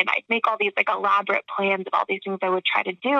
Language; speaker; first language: English; native; English